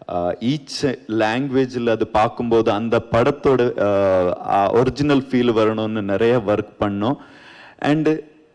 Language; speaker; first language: Tamil; non-native, learner; Kannada